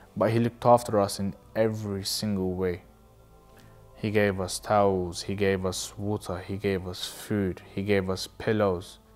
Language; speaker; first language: English; native; English